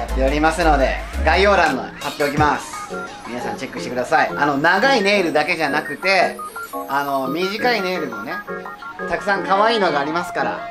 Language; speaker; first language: Japanese; native; Japanese